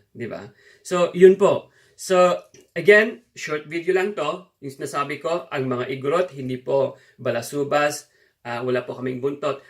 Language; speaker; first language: Filipino; non-native, local second language; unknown